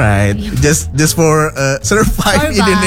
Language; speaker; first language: English; non-native, learner; Indonesian